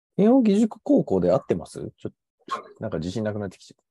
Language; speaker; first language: Japanese; native; Japanese